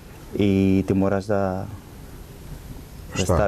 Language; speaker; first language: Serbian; non-native, learner; Spanish